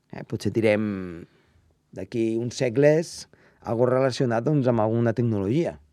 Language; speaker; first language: Catalan; native; Catalan